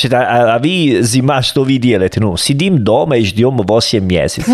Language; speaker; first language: Russian; non-native, learner; Italian